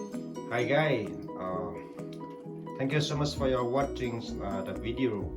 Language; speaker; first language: English; non-native, learner; Vietnamese